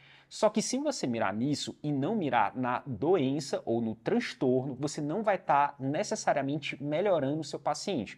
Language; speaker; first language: Portuguese; native; Portuguese